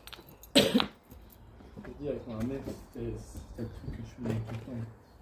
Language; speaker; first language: French; native; French